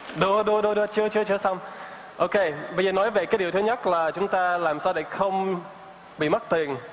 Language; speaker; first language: Vietnamese; non-native, fluent; English